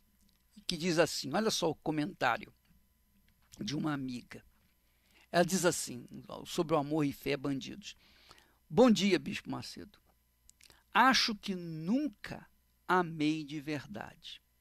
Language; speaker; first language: Portuguese; native; Portuguese